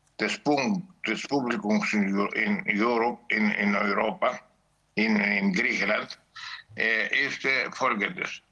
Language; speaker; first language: German; non-native, learner; Greek